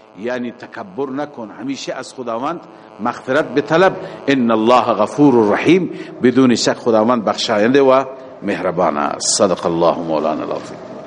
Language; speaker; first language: Persian; native; Persian